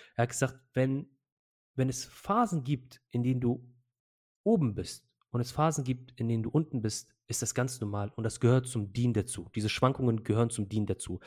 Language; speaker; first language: German; early bilingual, other home language; Arabic